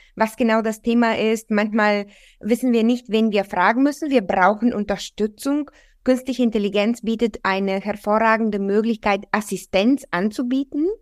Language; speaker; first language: German; non-native, fluent; Bulgarian